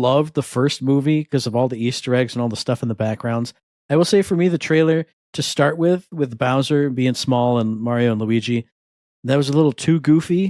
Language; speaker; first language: English; native; English